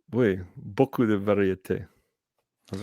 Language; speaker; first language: French; non-native, learner; English